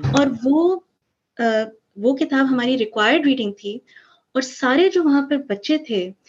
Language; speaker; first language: Urdu; early bilingual, heritage; Urdu